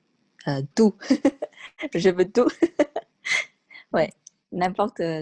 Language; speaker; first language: French; non-native, learner; Vietnamese